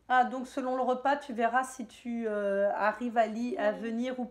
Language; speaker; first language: French; native; French